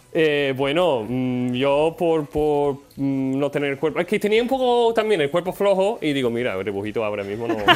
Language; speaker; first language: Spanish; non-native, fluent; English